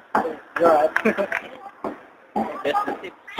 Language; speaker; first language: English; non-native, learner; Indonesian